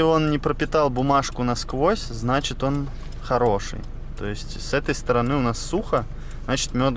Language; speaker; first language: Russian; native; Russian